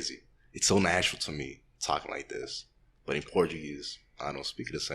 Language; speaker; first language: English; non-native, fluent; Portuguese